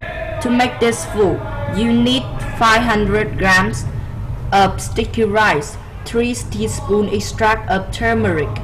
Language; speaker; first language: English; non-native, learner; Vietnamese